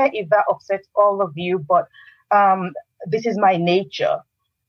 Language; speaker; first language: English; non-native, local second language; Yoruba